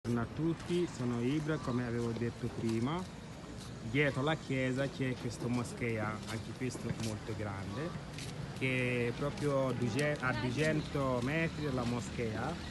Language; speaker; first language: Italian; non-native, learner; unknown